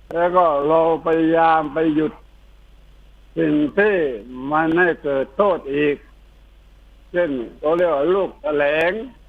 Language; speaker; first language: Thai; native; Thai